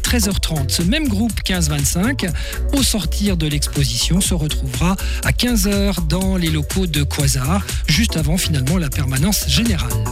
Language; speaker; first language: French; native; French